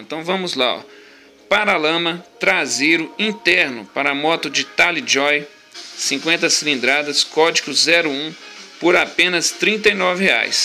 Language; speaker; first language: Portuguese; native; Portuguese